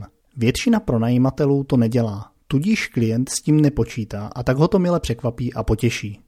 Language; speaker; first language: Czech; native; Czech